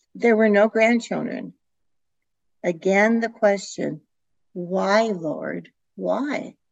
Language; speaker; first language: English; early bilingual, other home language; Dutch